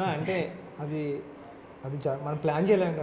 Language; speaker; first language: Telugu; native; Telugu